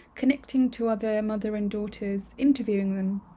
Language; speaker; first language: English; early bilingual, other home language; Punjabi